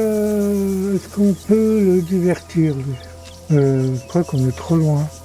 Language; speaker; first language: French; native; French